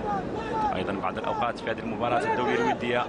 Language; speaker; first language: Arabic; native; Arabic